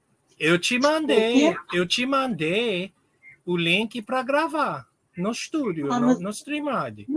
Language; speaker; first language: Portuguese; non-native, learner; English